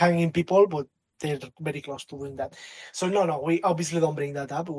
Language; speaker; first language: English; non-native, fluent; Catalan